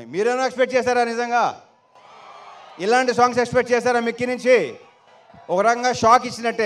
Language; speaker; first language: Telugu; native; Telugu